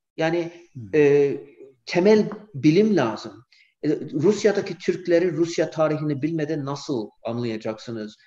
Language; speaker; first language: Turkish; non-native, fluent; English